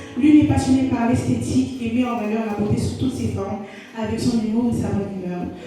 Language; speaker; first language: French; native; French